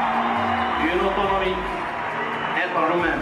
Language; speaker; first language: French; non-native, local second language; Kabyle